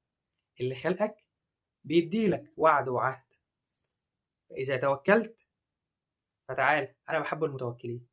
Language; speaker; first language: Arabic; native; Arabic